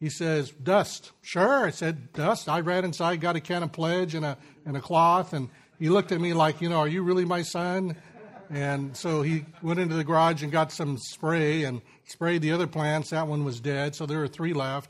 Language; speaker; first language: English; native; English